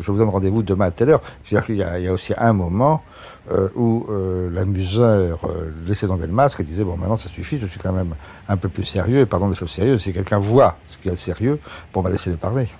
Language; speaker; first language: French; native; French